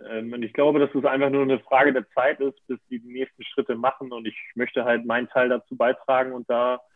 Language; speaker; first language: German; native; German